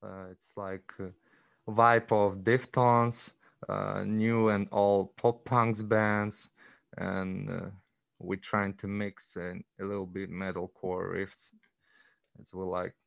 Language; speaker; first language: English; non-native, learner; Russian